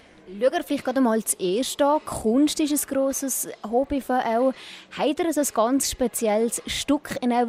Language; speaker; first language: German; native; German